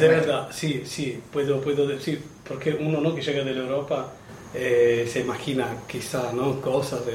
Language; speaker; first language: Spanish; non-native, learner; Italian